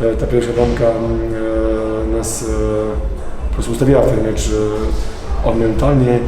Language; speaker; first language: Polish; non-native, fluent; Serbian